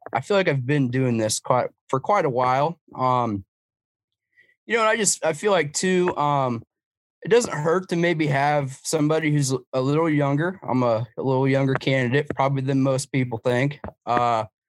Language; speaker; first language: English; native; English